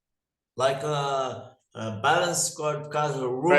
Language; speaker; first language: English; non-native, learner; Portuguese